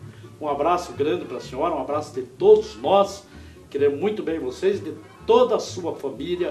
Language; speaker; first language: Portuguese; native; Portuguese